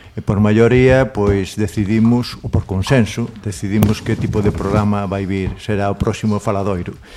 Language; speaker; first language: Galician; non-native, local second language; Spanish